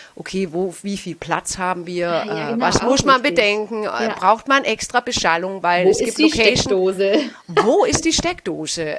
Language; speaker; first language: German; non-native, fluent; Danish